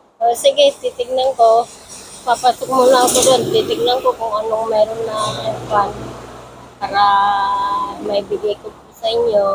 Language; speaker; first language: Filipino; native; Filipino